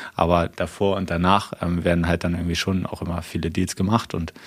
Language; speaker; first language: German; native; German